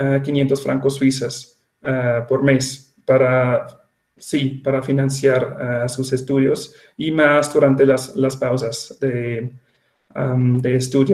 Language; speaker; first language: Spanish; non-native, fluent; Swiss German